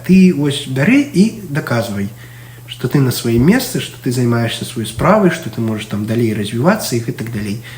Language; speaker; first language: Belarusian; non-native, local second language; Russian